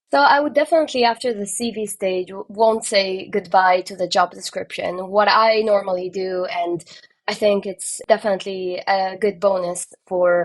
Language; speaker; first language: English; non-native, fluent; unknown